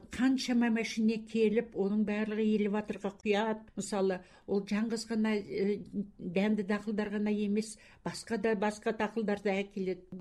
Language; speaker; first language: Kazakh; native; Kazakh